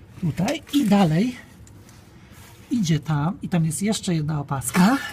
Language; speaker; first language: Polish; native; Polish